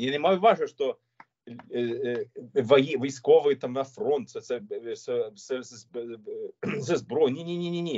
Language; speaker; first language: Ukrainian; non-native, learner; Swedish